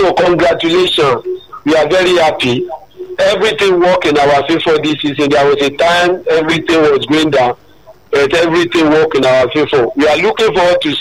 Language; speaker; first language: English; non-native, local second language; Yoruba